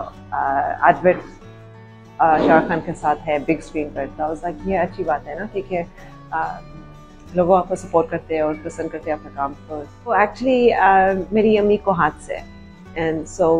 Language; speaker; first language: Hindi; early bilingual, heritage; Urdu